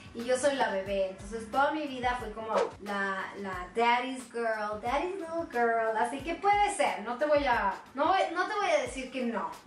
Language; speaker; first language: Spanish; non-native, fluent; Swedish